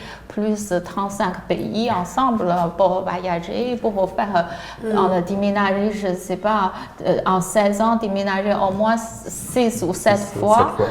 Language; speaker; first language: French; non-native, learner; Chinese